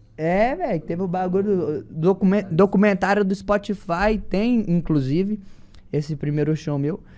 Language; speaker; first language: Portuguese; native; Portuguese